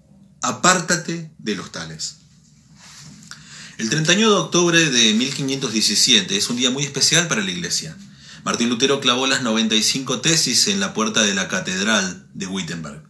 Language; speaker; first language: Spanish; native; Spanish